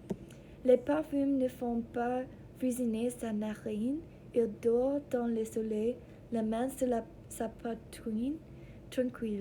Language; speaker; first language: French; non-native, learner; English